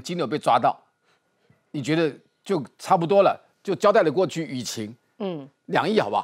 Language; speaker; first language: Chinese; native; Chinese